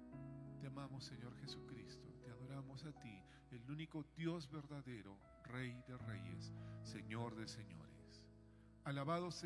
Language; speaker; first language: Spanish; native; Spanish